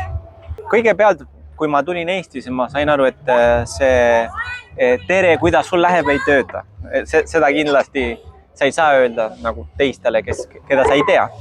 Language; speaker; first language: Estonian; non-native, fluent; Spanish